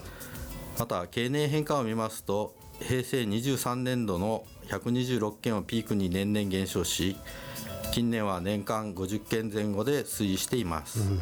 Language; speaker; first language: Japanese; native; Japanese